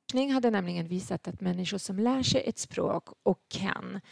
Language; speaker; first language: Swedish; non-native, fluent; French